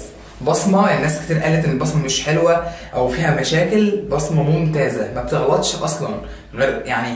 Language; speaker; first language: Arabic; native; Arabic